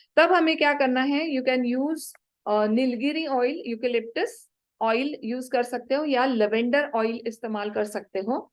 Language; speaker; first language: Hindi; non-native, local second language; Marathi